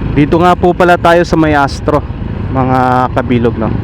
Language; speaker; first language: Filipino; native; Filipino